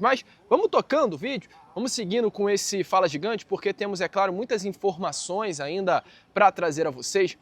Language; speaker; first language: Portuguese; native; Portuguese